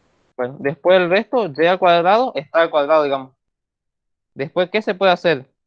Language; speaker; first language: Spanish; native; Spanish